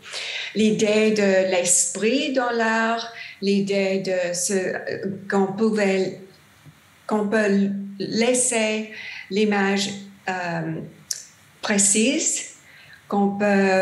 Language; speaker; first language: French; non-native, learner; English